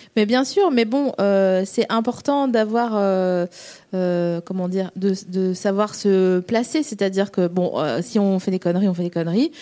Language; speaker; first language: French; native; French